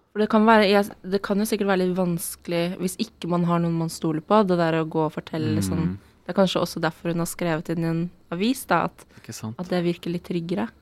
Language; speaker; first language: Norwegian; native; Norwegian